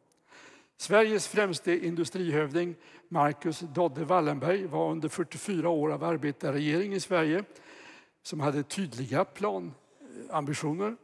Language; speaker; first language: Swedish; native; Swedish